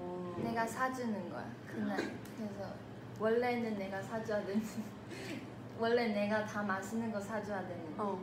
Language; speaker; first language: Korean; non-native, fluent; Chinese